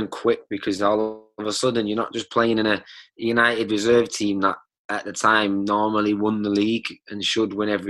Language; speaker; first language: English; native; English